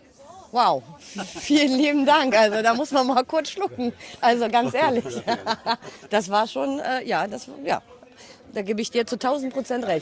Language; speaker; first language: German; native; German